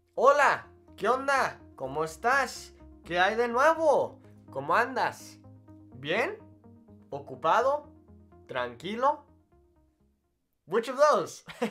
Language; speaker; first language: Spanish; non-native, fluent; English